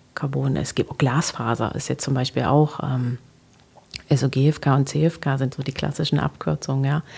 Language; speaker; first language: German; native; German